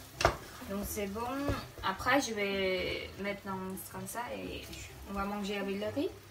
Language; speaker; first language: French; non-native, learner; Khmer